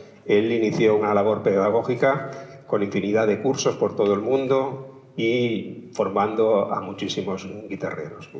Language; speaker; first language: Spanish; native; Spanish